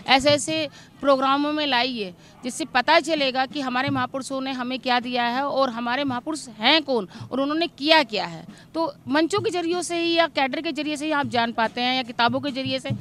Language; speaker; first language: Hindi; native; Hindi